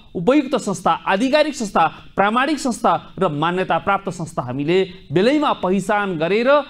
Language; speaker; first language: Nepali; native; Nepali